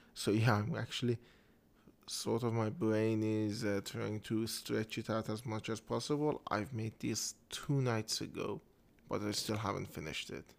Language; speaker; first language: English; non-native, fluent; Persian